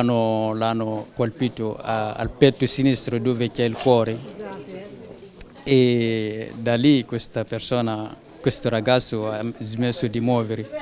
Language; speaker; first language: Italian; non-native, fluent; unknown